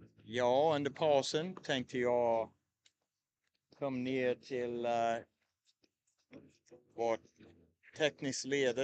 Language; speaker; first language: Swedish; native; Swedish